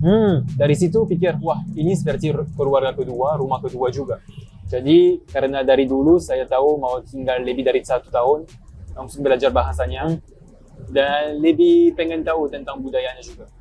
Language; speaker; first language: Indonesian; non-native, fluent; French